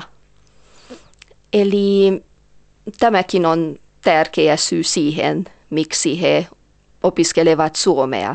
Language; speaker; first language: Finnish; non-native, fluent; Hungarian